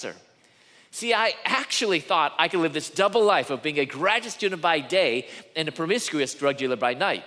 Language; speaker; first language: English; native; English